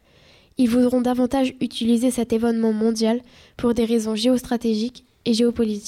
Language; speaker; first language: French; native; French